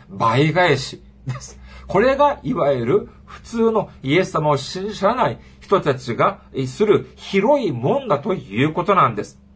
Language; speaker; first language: Japanese; non-native, fluent; Korean